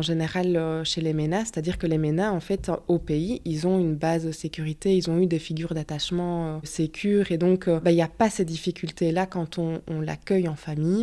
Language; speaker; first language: French; native; French